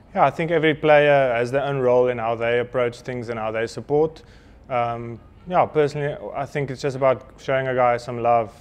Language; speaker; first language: English; non-native, local second language; Afrikaans